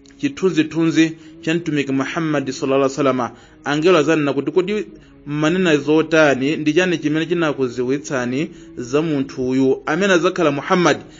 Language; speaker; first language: Nyanja; non-native, local second language; Yao